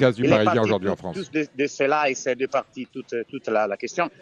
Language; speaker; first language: French; non-native, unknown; Italian